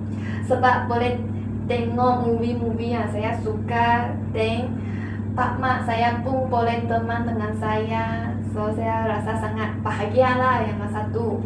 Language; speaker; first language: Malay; non-native, local second language; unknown